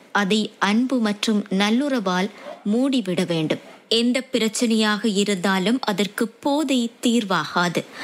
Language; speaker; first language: Tamil; native; Tamil